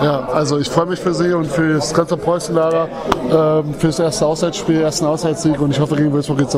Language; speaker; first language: German; native; German